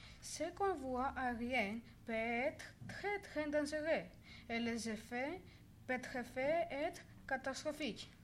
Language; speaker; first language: French; non-native, learner; Greek